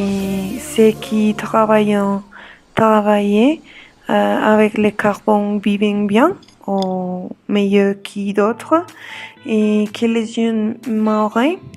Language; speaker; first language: French; non-native, learner; Spanish